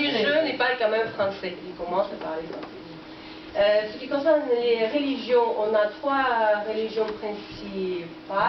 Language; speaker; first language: French; non-native, fluent; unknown